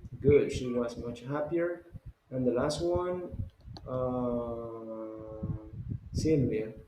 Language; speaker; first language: English; non-native, fluent; Spanish